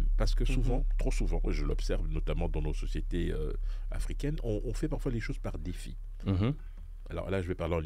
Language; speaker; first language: French; native; French